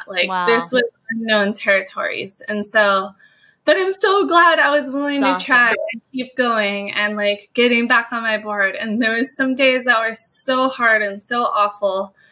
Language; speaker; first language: English; native; English